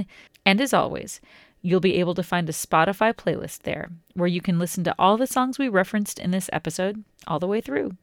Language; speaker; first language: English; native; English